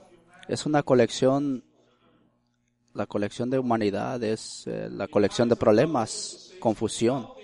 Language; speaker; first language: Spanish; early bilingual, heritage; Spanish